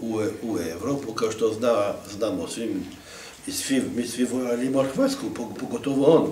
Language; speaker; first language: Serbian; non-native, fluent; French